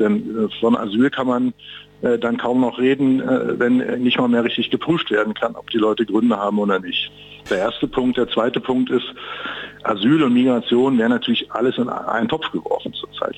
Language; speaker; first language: German; native; German